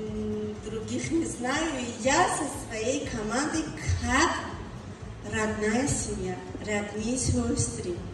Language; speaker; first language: Russian; non-native, learner; Tajik